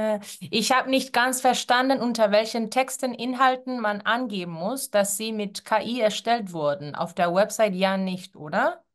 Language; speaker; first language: German; non-native, fluent; Spanish